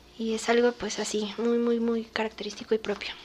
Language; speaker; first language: Spanish; native; Spanish